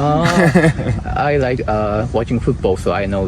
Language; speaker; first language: English; non-native, learner; Japanese